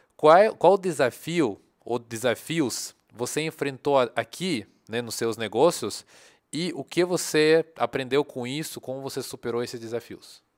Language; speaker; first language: Portuguese; non-native, fluent; Russian